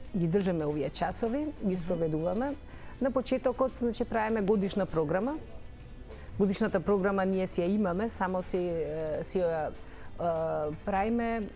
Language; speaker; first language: Macedonian; non-native, local second language; Albanian